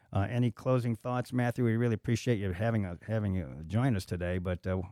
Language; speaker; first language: English; native; English